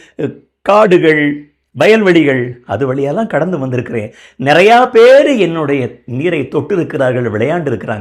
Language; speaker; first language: Tamil; native; Tamil